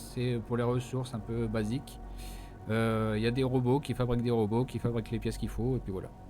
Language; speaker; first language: French; native; French